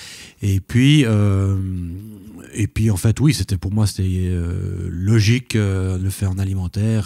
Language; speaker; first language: French; native; French